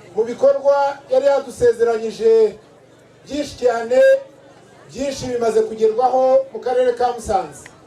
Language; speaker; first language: Kinyarwanda; native; Kinyarwanda